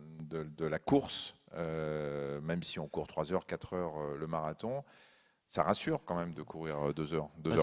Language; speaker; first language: French; native; French